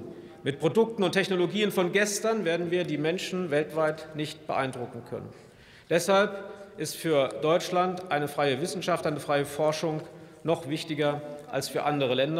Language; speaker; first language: German; native; German